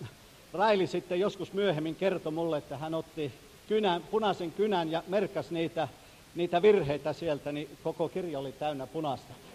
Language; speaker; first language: Finnish; native; Finnish